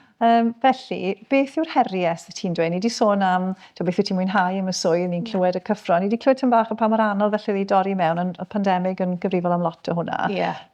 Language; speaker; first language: Welsh; native; Welsh